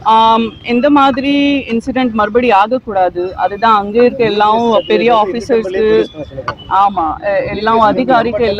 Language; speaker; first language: Tamil; non-native, fluent; Gujarati